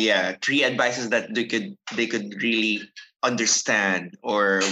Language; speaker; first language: English; non-native, local second language; Filipino